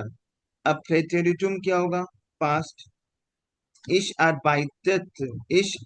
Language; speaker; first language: German; non-native, fluent; Hindi